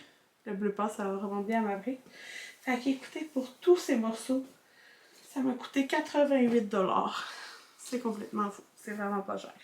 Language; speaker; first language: French; native; French